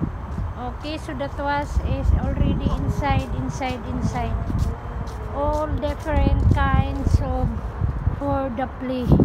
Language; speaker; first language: English; non-native, local second language; Filipino